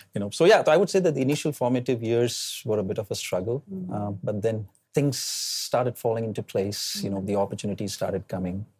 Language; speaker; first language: English; non-native, local second language; Malayalam